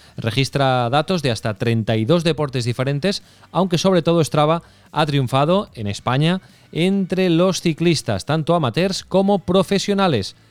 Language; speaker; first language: Spanish; native; Spanish